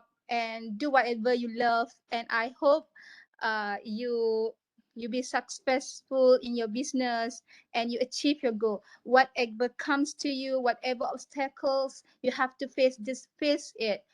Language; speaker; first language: English; non-native, local second language; Malay